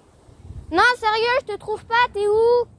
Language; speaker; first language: French; native; French